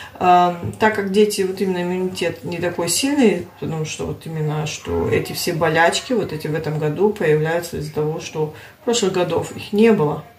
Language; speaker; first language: Russian; early bilingual, heritage; Russian